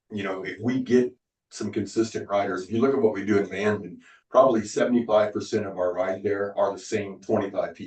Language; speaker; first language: English; native; English